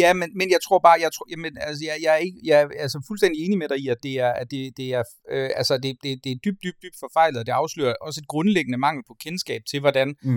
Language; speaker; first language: Danish; native; Danish